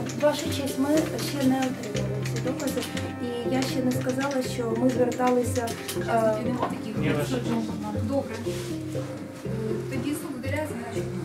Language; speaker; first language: Ukrainian; native; Ukrainian